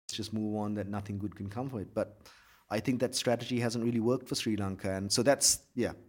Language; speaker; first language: English; non-native, local second language; Sinhala